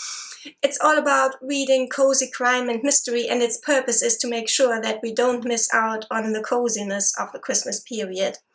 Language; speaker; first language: English; non-native, fluent; German